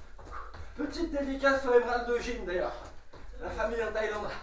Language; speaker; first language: French; native; French